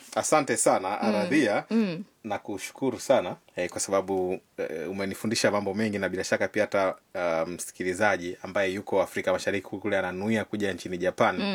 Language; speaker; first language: Swahili; native; Swahili